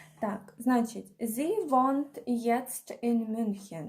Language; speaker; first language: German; non-native, fluent; Ukrainian